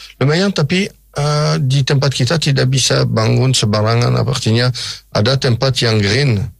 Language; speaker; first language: Indonesian; non-native, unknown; French